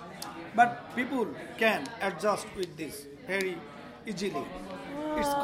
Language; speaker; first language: English; non-native, learner; Bangla